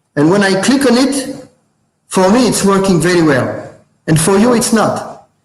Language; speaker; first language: English; non-native, fluent; French